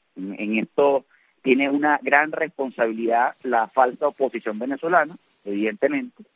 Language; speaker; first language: Spanish; native; Spanish